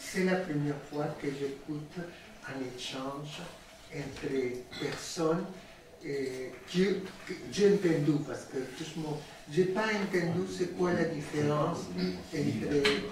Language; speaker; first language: French; non-native, fluent; Spanish